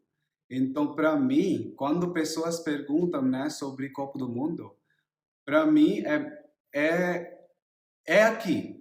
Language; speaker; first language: Portuguese; non-native, learner; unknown